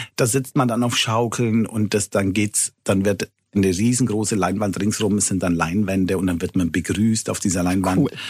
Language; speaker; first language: German; non-native, fluent; Italian